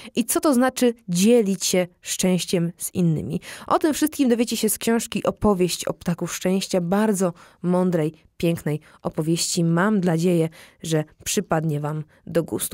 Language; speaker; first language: Polish; native; Polish